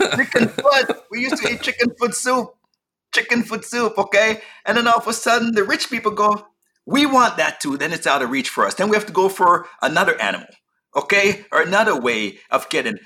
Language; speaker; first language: English; native; English